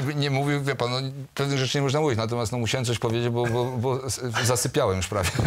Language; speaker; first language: Polish; native; Polish